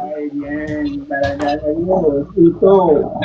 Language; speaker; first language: Spanish; non-native, learner; Haitian Creole